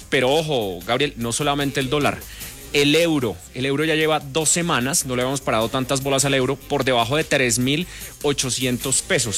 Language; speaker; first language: Spanish; native; Spanish